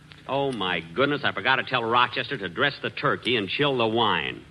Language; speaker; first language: English; native; English